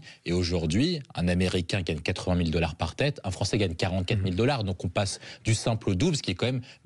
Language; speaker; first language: French; native; French